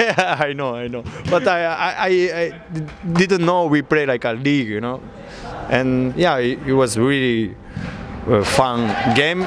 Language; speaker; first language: English; non-native, learner; Japanese